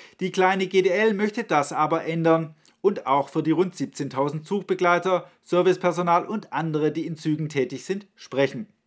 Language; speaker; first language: German; native; German